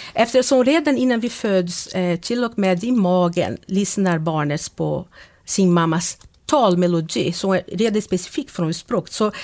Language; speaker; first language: Swedish; non-native, fluent; Portuguese